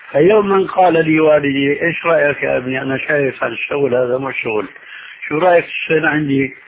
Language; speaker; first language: Arabic; early bilingual, other home language; Albanian